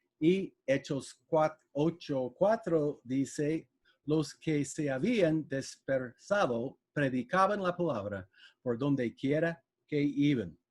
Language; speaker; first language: Spanish; non-native, fluent; English